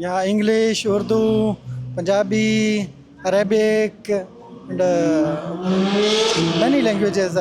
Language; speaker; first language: English; non-native, learner; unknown